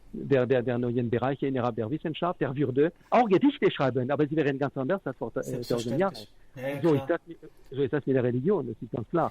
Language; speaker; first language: German; non-native, fluent; French